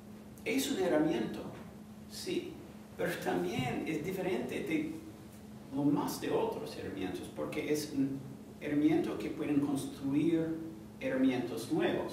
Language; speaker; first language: Spanish; non-native, fluent; English